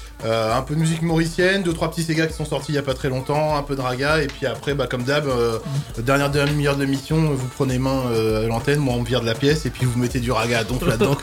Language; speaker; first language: French; native; French